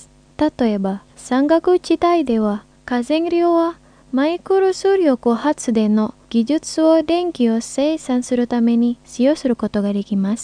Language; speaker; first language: Japanese; non-native, fluent; Indonesian